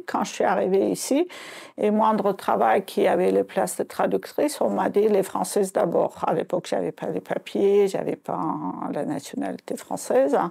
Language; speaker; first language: French; non-native, fluent; Azerbaijani